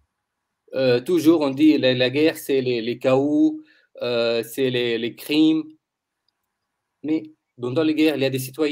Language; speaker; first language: French; non-native, learner; Arabic